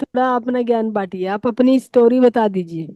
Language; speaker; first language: Hindi; native; Hindi